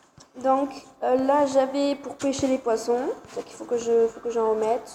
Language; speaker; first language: French; native; French